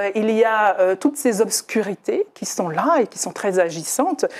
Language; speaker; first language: French; native; French